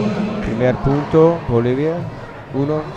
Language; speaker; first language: Spanish; non-native, learner; English